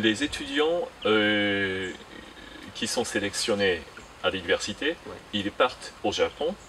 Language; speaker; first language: French; non-native, fluent; Japanese